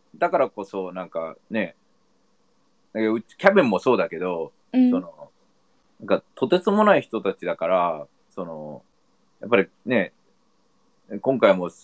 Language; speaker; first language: Japanese; non-native, fluent; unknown